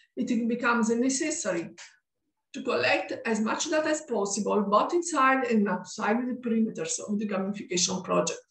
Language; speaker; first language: English; non-native, learner; Italian